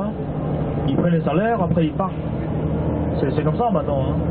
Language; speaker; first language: French; non-native, fluent; Cantonese